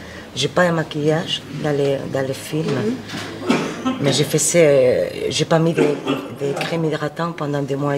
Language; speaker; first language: French; non-native, fluent; Spanish